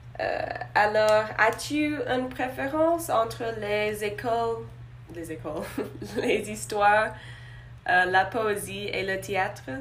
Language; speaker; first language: French; non-native, learner; English